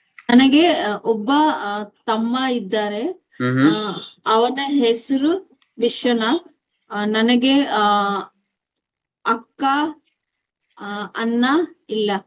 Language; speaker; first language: Kannada; non-native, learner; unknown